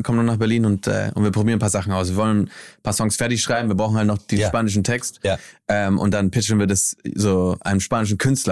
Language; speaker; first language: German; early bilingual, heritage; German